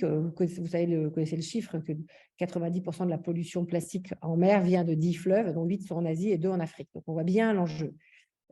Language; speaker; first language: French; native; French